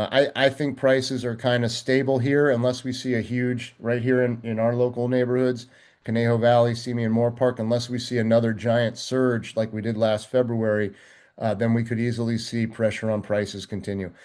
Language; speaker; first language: English; native; English